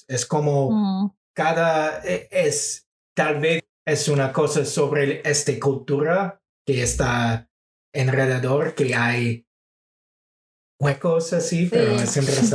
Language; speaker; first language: Spanish; non-native, fluent; English